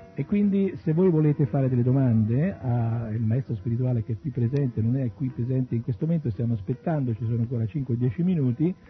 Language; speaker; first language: Italian; native; Italian